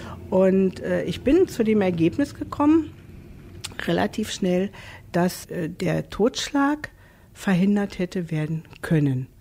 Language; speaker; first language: German; native; German